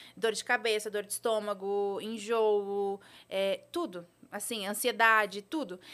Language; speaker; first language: Portuguese; native; Portuguese